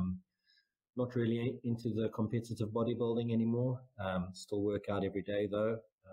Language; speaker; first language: English; native; English